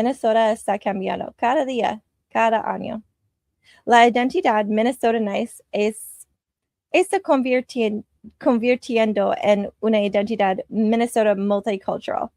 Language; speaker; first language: Spanish; non-native, learner; English